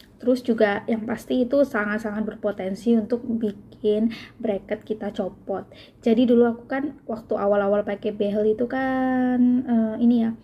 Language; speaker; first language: Indonesian; native; Indonesian